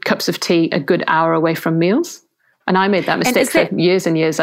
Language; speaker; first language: English; native; English